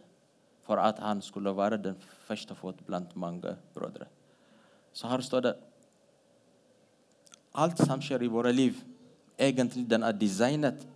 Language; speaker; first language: Norwegian; non-native, fluent; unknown